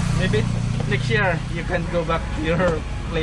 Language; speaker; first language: English; non-native, learner; Filipino